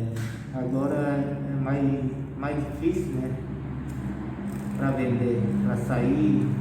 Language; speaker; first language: Portuguese; non-native, local second language; Guarani